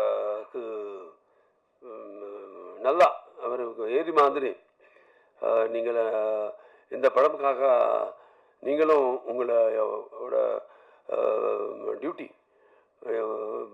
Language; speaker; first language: Tamil; non-native, learner; Telugu